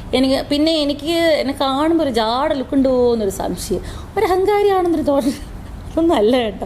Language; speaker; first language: Malayalam; native; Malayalam